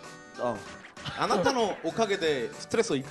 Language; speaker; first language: Japanese; non-native, learner; Korean